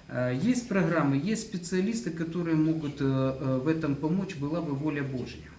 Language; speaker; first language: Ukrainian; non-native, local second language; Russian